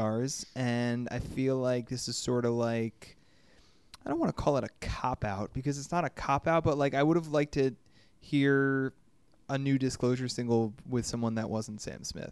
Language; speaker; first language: English; native; English